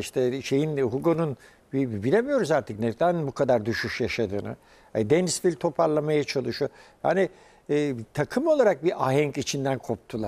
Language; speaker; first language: Turkish; native; Turkish